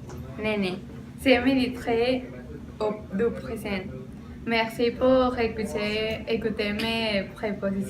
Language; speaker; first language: French; non-native, learner; Spanish